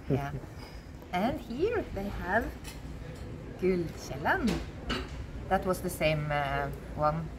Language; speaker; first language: English; non-native, fluent; Norwegian